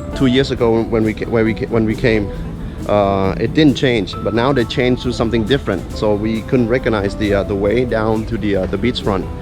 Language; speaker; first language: English; non-native, fluent; Thai